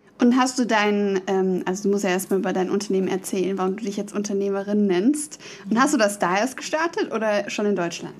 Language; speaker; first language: German; native; German